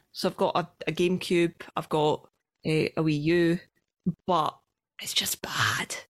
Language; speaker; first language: English; native; English